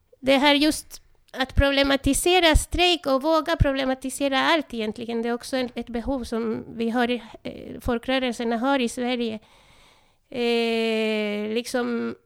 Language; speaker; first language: Swedish; non-native, fluent; Spanish